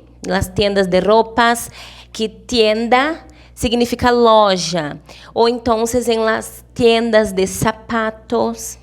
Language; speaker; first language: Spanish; non-native, fluent; Portuguese